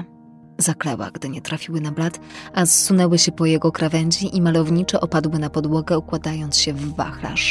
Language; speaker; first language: Polish; native; Polish